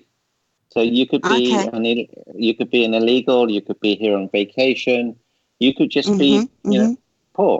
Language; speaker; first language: English; native; English